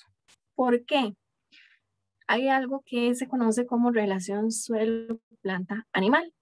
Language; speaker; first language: Spanish; native; Spanish